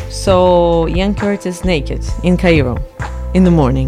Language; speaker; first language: English; non-native, fluent; Russian